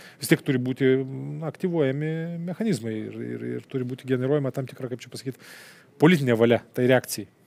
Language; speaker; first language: Lithuanian; native; Lithuanian